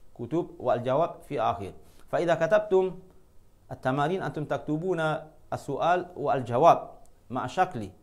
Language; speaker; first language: Arabic; non-native, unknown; Malay